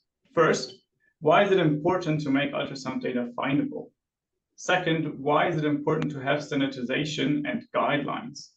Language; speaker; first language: English; non-native, fluent; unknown